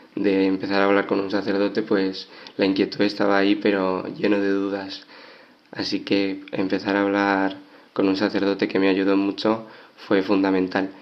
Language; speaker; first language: Spanish; native; Spanish